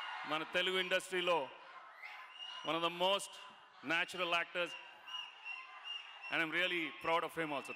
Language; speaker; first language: Telugu; native; Telugu